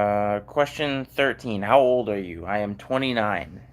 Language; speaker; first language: English; native; English